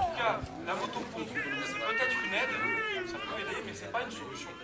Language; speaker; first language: French; native; French